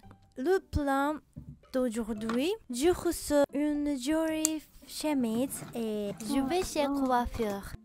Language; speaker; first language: French; non-native, learner; Japanese